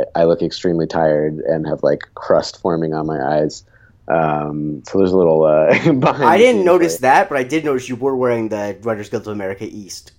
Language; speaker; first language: English; native; English